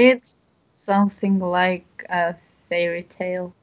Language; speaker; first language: English; non-native, learner; Bashkir